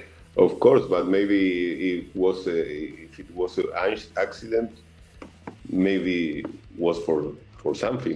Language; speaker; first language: English; non-native, learner; Spanish